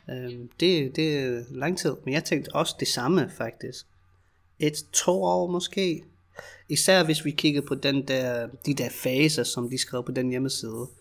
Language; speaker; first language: Danish; non-native, fluent; English